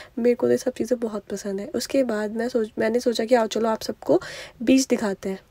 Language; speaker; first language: Hindi; native; Hindi